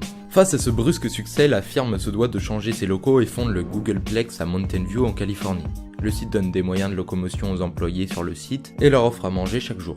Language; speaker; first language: French; native; French